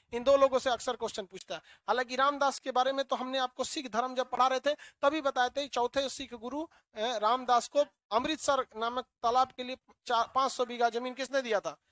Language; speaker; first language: Hindi; native; Hindi